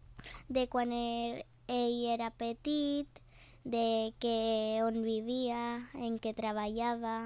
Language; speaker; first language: Catalan; non-native, local second language; Spanish